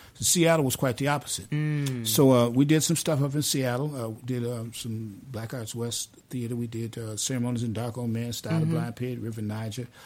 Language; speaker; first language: English; native; English